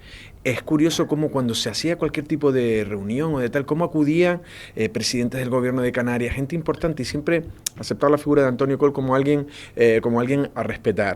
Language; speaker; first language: Spanish; native; Spanish